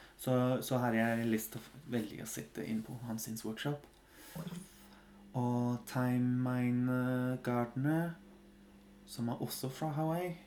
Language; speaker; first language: Norwegian; non-native, fluent; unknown